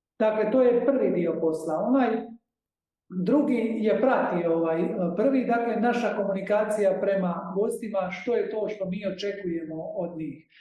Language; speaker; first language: Croatian; native; Croatian